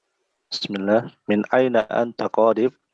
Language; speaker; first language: Arabic; non-native, learner; Indonesian